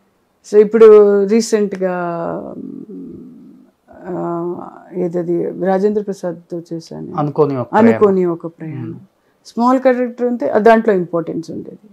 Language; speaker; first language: Telugu; non-native, local second language; Kannada